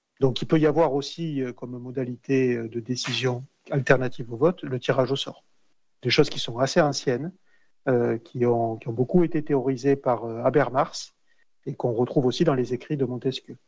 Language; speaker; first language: French; native; French